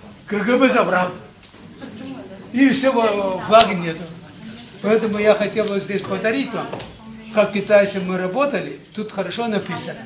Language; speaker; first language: Russian; non-native, local second language; Tuvinian